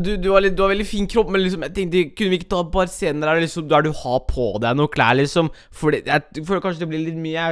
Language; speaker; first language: Norwegian; native; Norwegian